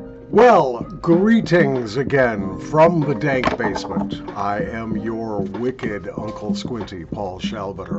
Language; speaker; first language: English; native; English